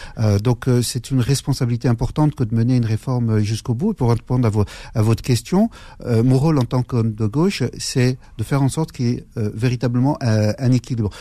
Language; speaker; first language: French; early bilingual, other home language; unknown